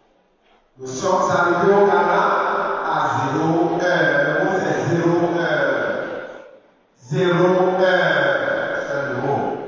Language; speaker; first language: French; non-native, fluent; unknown